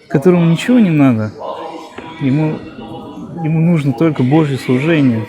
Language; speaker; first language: Russian; native; Russian